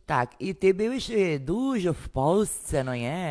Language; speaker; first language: Polish; non-native, learner; Portuguese